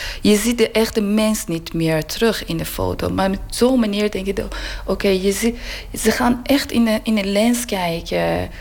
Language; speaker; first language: Dutch; non-native, learner; Persian